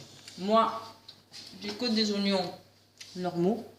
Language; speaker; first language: French; native; French